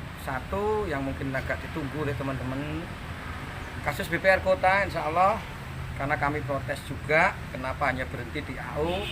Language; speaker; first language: Indonesian; non-native, local second language; Javanese